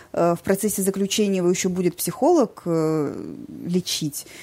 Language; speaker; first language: Russian; native; Russian